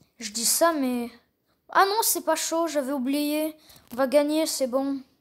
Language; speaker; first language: French; native; French